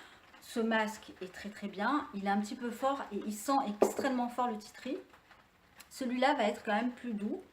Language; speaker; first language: French; native; French